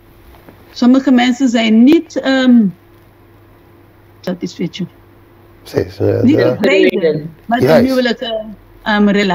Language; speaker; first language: Dutch; non-native, local second language; Papiamento